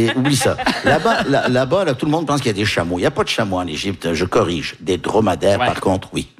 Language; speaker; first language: French; early bilingual, heritage; French